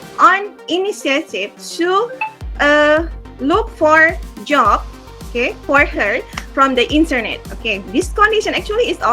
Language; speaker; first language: English; non-native, fluent; Indonesian